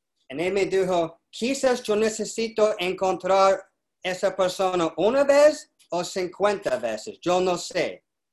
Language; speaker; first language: Spanish; non-native, learner; English